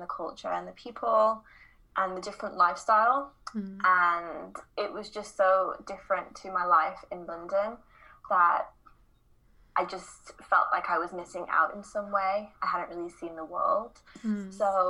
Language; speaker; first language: English; native; English